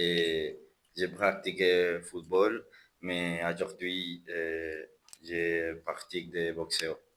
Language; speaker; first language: French; non-native, learner; Spanish